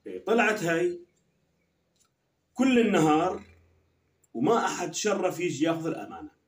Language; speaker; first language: Arabic; native; Arabic